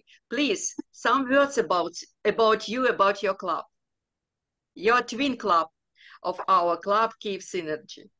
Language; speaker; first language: English; non-native, learner; Ukrainian